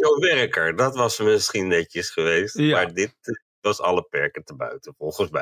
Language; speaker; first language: Dutch; native; Dutch